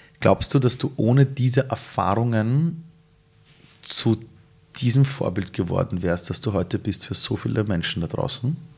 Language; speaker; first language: German; early bilingual, other home language; Persian